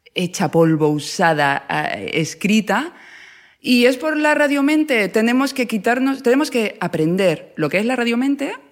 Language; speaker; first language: Spanish; native; Spanish